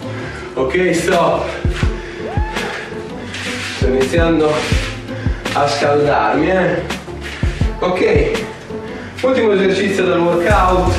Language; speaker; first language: Italian; native; Italian